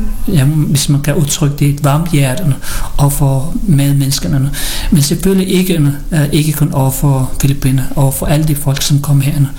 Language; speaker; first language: Danish; non-native, fluent; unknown